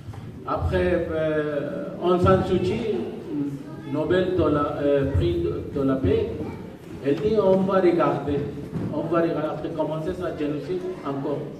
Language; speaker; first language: French; non-native, learner; Rohingya